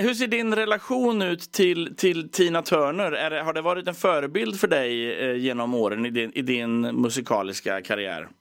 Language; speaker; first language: Swedish; native; Swedish